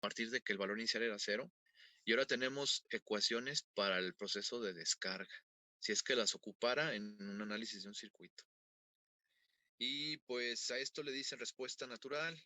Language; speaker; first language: Spanish; native; Spanish